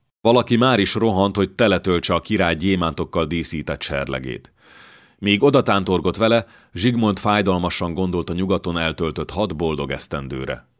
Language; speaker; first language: Hungarian; native; Hungarian